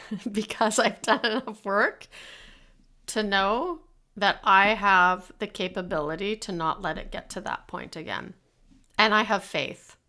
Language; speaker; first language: English; native; English